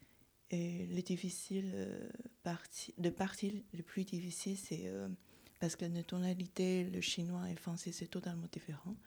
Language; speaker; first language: French; non-native, fluent; Chinese